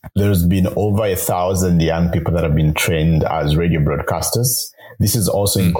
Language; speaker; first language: English; non-native, local second language; Bemba